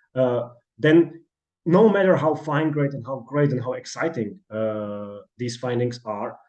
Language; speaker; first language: English; non-native, fluent; Czech